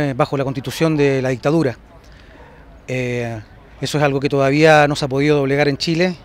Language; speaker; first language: Spanish; native; Spanish